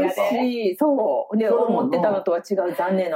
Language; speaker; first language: Japanese; native; Japanese